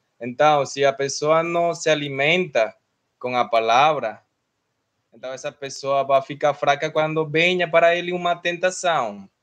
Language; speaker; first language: Portuguese; non-native, learner; Spanish